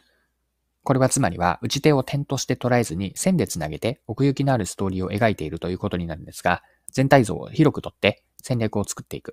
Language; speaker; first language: Japanese; native; Japanese